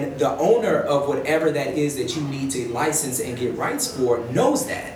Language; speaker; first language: English; native; English